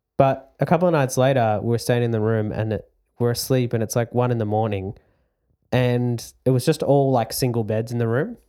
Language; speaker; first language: English; native; English